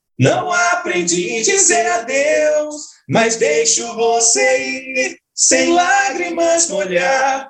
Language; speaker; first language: Portuguese; native; Portuguese